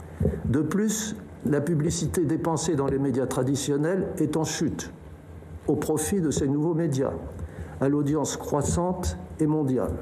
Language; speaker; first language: French; native; French